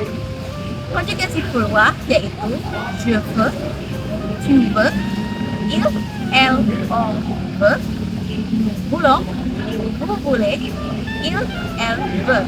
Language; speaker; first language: French; non-native, learner; Indonesian